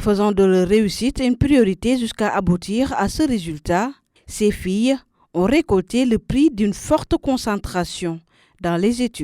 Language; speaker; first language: French; native; French